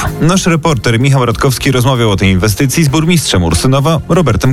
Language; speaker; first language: Polish; native; Polish